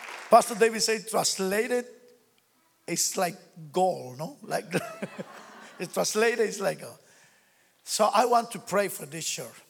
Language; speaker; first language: English; non-native, learner; Spanish